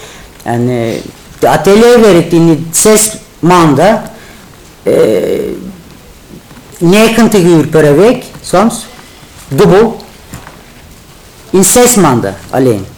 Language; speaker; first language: Dutch; non-native, learner; Turkish